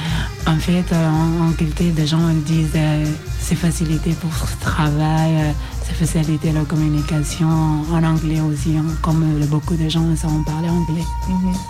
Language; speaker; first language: French; non-native, learner; Oromo